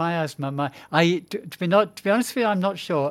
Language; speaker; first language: English; native; English